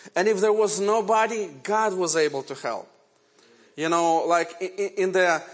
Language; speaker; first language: English; non-native, fluent; Ukrainian